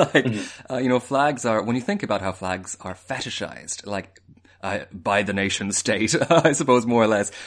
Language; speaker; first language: English; native; English